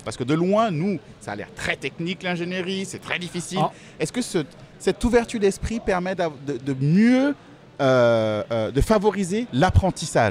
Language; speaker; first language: French; native; French